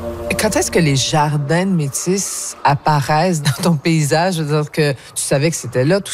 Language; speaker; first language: French; native; French